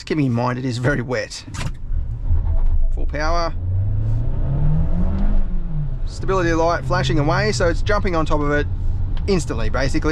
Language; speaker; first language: English; native; English